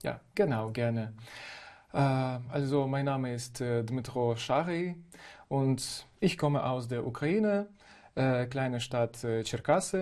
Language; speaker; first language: German; non-native, fluent; Ukrainian